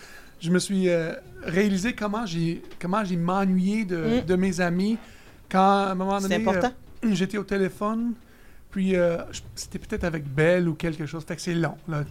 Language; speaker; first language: French; native; French